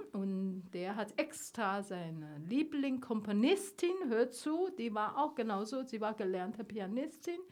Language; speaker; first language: German; non-native, learner; Chinese